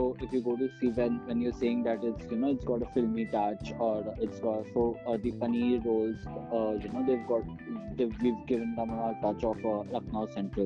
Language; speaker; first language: English; non-native, local second language; Bangla